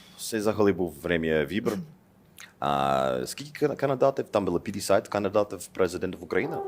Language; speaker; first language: Ukrainian; non-native, learner; English